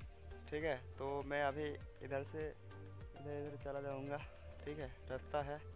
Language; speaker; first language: Hindi; non-native, local second language; Bangla